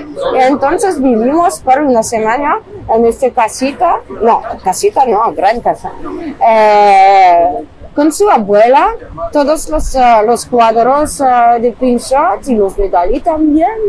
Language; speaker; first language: Spanish; non-native, fluent; French